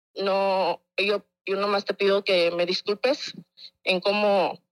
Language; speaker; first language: Spanish; early bilingual, heritage; Spanish